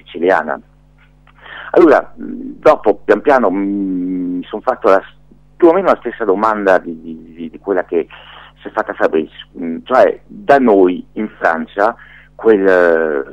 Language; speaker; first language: Italian; non-native, fluent; French